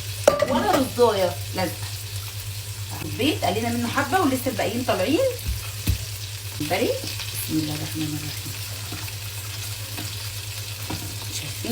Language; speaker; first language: Arabic; native; Arabic